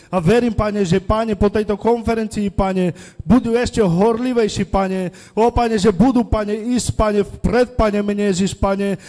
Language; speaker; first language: Slovak; non-native, local second language; Romany